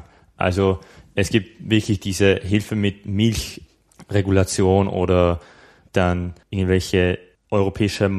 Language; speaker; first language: German; non-native, fluent; Slovak